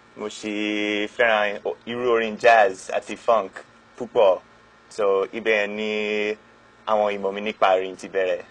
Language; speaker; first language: Yoruba; non-native, fluent; English